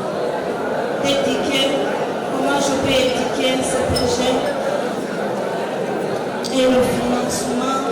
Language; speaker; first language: French; non-native, local second language; Rundi